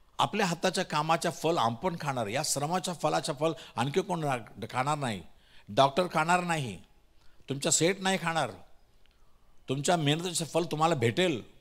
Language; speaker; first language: Marathi; non-native, local second language; Tamil